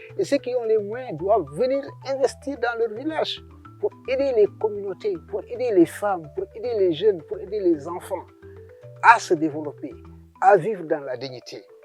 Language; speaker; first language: French; non-native, local second language; Serer